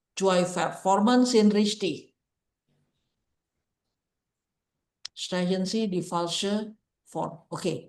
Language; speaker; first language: German; non-native, fluent; Indonesian